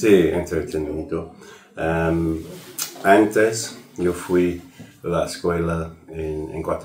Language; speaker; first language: Spanish; non-native, learner; English